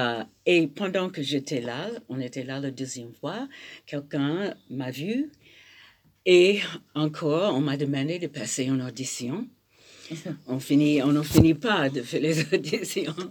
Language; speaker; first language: French; non-native, fluent; English